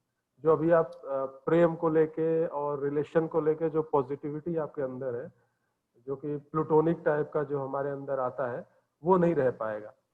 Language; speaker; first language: Hindi; native; Hindi